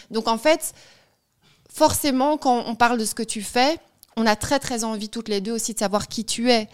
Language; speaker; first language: French; native; French